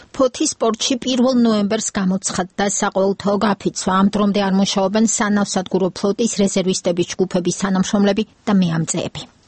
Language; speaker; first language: Georgian; native; Georgian